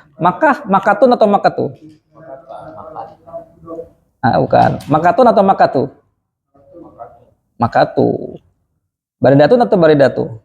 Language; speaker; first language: Arabic; non-native, fluent; Indonesian